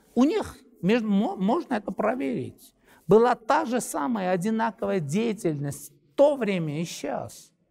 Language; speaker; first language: Russian; non-native, local second language; Armenian